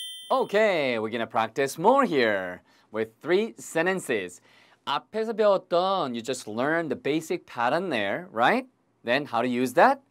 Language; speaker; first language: English; non-native, fluent; Korean